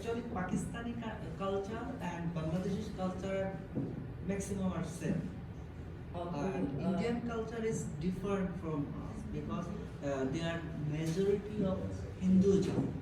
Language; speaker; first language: English; non-native, local second language; Bangla